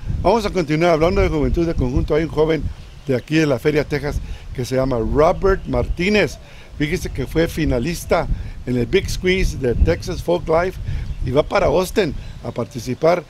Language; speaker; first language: Spanish; early bilingual, heritage; Spanish